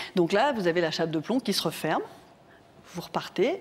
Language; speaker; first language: French; native; French